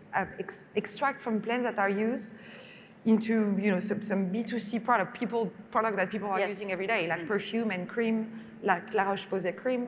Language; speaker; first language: English; non-native, fluent; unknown